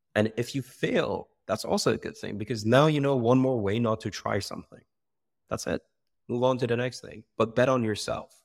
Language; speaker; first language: English; non-native, fluent; Persian